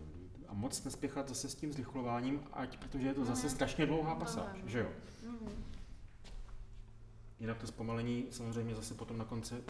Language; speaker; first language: Czech; native; Czech